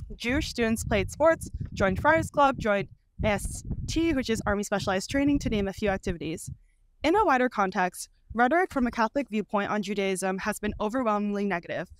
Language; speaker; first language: English; native; English